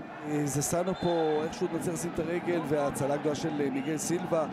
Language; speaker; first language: Hebrew; native; Hebrew